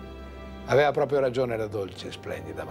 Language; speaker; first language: Italian; native; Italian